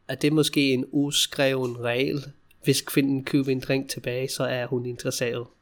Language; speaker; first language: Danish; non-native, fluent; English